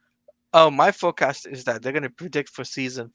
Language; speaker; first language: English; native; English